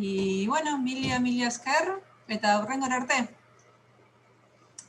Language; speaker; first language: Basque; non-native, fluent; Spanish